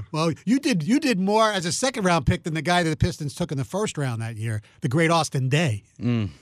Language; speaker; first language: English; non-native, fluent; Swedish